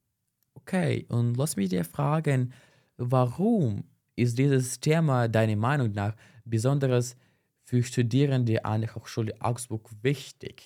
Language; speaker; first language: German; non-native, fluent; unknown